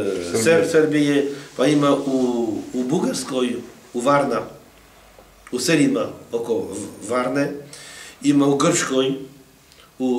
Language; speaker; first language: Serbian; non-native, fluent; French